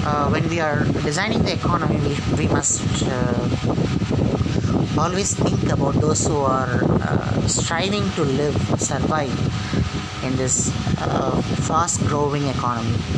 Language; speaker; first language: English; non-native, local second language; Tamil